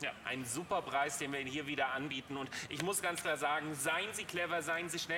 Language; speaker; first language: German; native; German